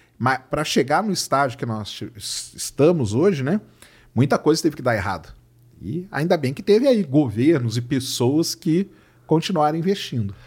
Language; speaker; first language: Portuguese; native; Portuguese